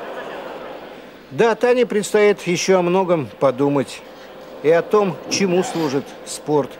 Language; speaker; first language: Russian; native; Russian